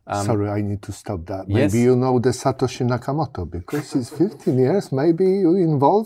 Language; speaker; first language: English; non-native, learner; Polish